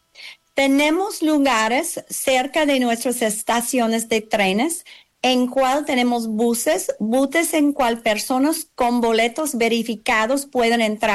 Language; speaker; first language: Spanish; non-native, learner; English